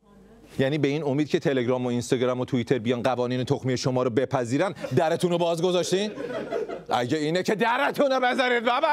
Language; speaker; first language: Persian; native; Persian